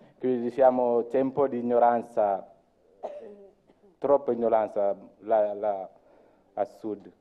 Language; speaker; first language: Italian; non-native, learner; Luo (Kenya and Tanzania)